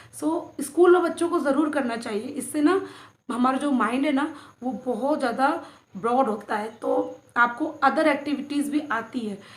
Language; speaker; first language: Hindi; native; Hindi